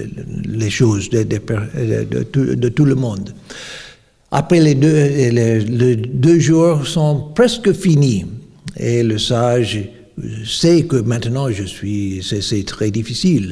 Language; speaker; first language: French; non-native, fluent; English